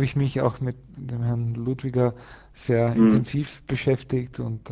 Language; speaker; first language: German; native; German